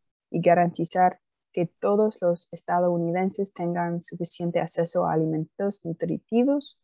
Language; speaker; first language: Spanish; non-native, fluent; English